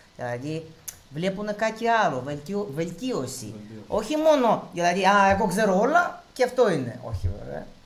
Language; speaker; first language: Greek; non-native, fluent; Russian